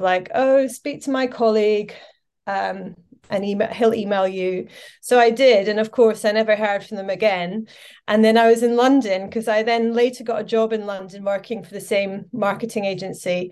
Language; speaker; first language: English; native; English